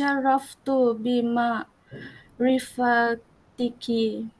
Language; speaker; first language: Arabic; non-native, learner; Malay